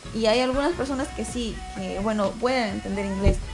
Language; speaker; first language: Spanish; native; Spanish